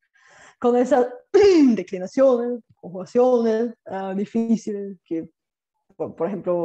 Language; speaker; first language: Spanish; non-native, fluent; Bulgarian